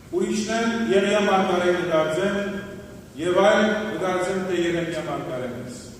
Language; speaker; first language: Armenian; early bilingual, heritage; Armenian